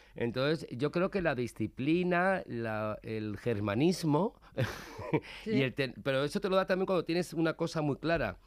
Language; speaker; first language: Spanish; native; Spanish